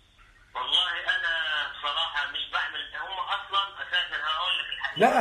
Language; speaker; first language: Arabic; native; Arabic